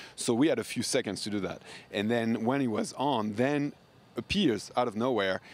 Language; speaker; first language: English; non-native, fluent; French